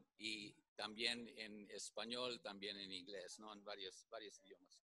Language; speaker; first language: Spanish; early bilingual, heritage; Spanish